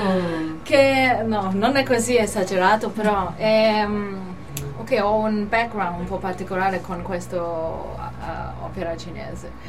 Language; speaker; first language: Italian; non-native, learner; Cantonese